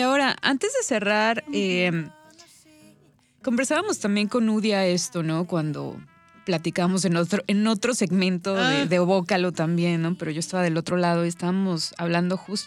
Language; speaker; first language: Spanish; native; Spanish